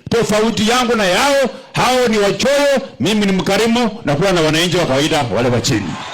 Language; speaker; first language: Swahili; non-native, local second language; Luyia